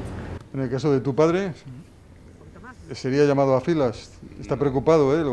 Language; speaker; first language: Spanish; native; Spanish